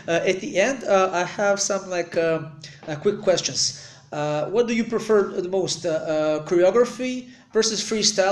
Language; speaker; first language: English; non-native, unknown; Serbian